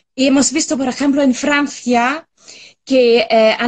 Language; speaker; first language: Spanish; non-native, fluent; German